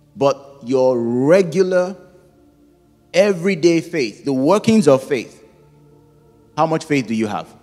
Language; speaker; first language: English; non-native, local second language; Yoruba